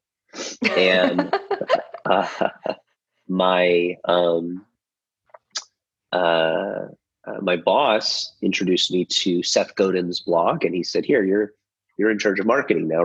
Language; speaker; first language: English; native; English